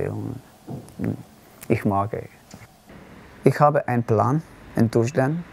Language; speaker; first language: German; non-native, learner; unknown